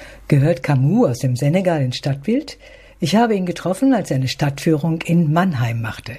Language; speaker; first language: German; native; German